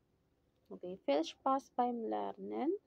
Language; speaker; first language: German; non-native, fluent; Filipino